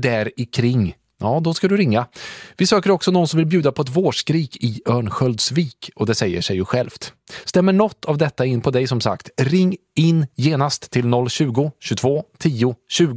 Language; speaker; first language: Swedish; native; Swedish